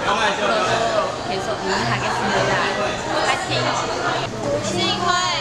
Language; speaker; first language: Korean; non-native, learner; Chinese